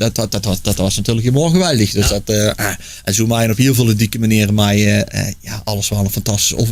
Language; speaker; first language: Dutch; native; Dutch